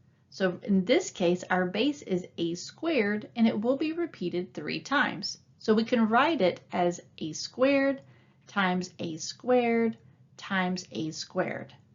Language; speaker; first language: English; native; English